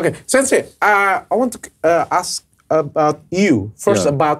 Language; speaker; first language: English; non-native, learner; Indonesian